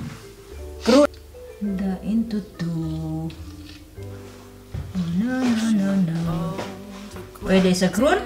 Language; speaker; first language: Dutch; non-native, learner; Indonesian